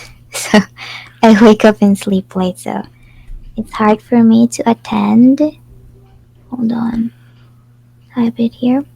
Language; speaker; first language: English; non-native, fluent; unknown